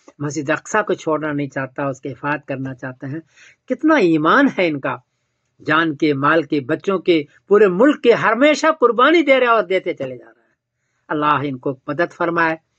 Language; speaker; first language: Urdu; native; Urdu